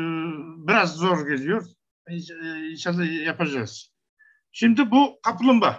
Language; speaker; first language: Turkish; non-native, learner; Kazakh